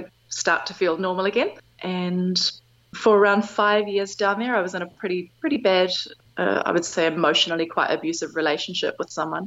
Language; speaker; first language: English; native; English